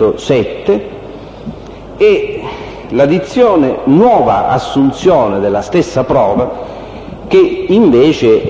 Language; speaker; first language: Italian; native; Italian